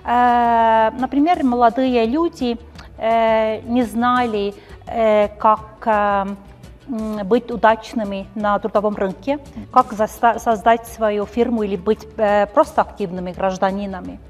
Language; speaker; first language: Russian; non-native, fluent; Estonian